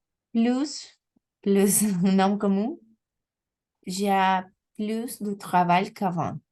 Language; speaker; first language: French; non-native, learner; Spanish